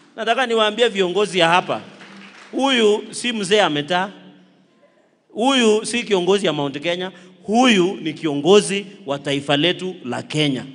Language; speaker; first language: Swahili; non-native, local second language; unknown